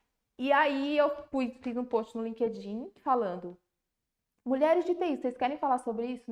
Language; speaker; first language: Portuguese; native; Portuguese